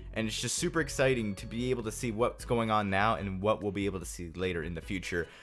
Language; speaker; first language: English; native; English